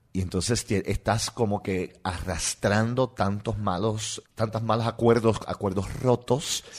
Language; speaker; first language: Spanish; non-native, local second language; English